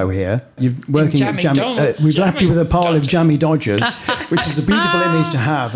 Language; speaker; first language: English; native; English